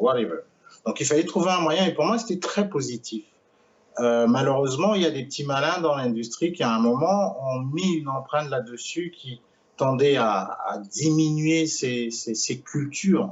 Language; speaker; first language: French; native; French